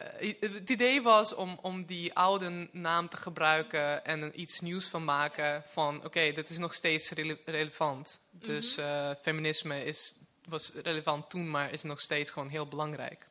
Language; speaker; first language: Dutch; non-native, fluent; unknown